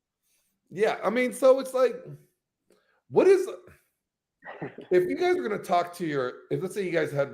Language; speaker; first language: English; native; English